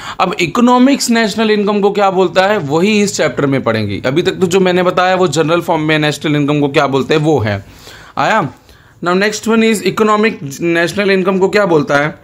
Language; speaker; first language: Hindi; non-native, local second language; Gujarati